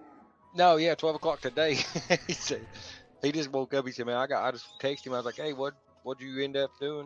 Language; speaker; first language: English; native; English